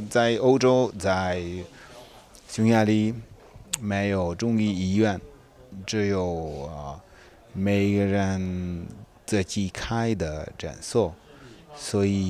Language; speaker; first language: Chinese; non-native, fluent; Hungarian